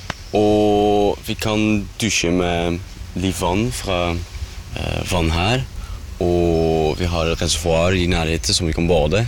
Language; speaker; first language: Norwegian; non-native, learner; Dutch